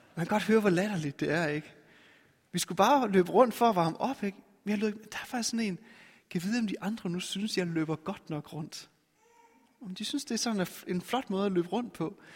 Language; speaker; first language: Danish; native; Danish